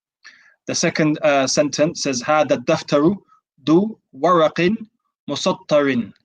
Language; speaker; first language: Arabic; non-native, fluent; English